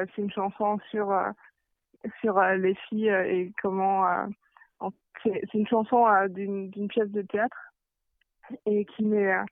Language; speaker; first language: French; non-native, fluent; German